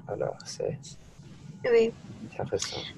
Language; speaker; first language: French; non-native, learner; English